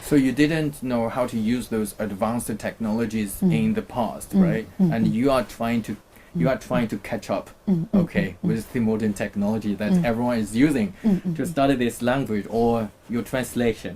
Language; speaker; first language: English; non-native, fluent; Chinese